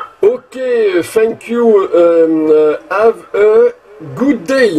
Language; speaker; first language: English; non-native, learner; French